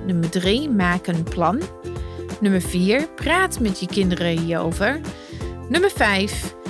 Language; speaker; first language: Dutch; non-native, fluent; English